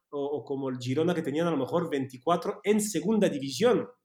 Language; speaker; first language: Spanish; non-native, fluent; French